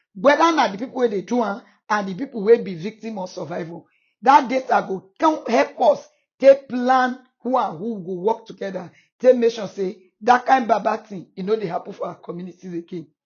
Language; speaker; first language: Nigerian Pidgin; non-native, local second language; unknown